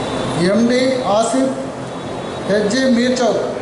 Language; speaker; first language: Telugu; native; Telugu